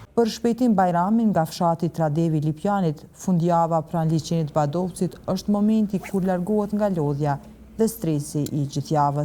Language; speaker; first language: Albanian; native; Albanian